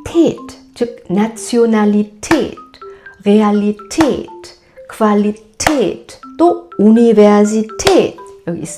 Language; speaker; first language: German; non-native, fluent; Korean